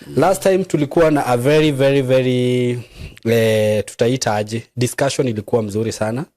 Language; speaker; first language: Swahili; non-native, local second language; Kikuyu